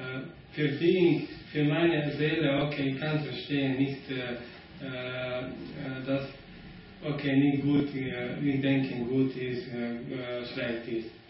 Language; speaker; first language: German; non-native, learner; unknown